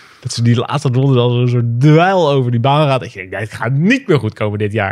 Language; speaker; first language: Dutch; native; Dutch